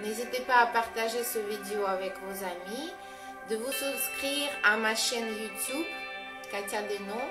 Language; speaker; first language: French; non-native, fluent; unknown